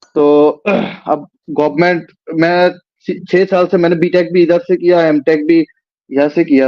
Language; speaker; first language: Hindi; non-native, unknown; Bangla